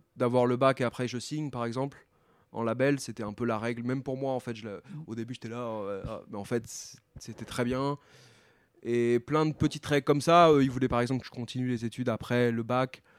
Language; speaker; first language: French; native; French